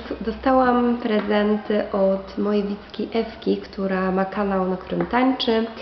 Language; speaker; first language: Polish; native; Polish